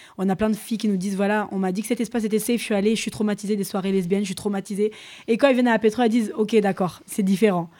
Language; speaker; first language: French; early bilingual, other home language; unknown